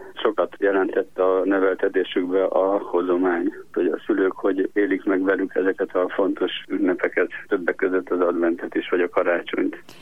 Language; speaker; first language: Hungarian; native; Hungarian